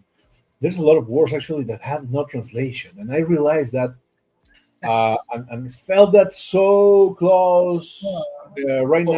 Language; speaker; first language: English; non-native, fluent; Spanish